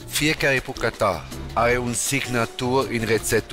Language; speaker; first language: Romanian; non-native, learner; German